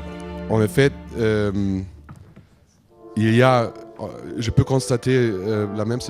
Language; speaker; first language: French; non-native, fluent; German